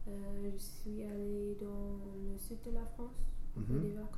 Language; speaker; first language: French; non-native, fluent; English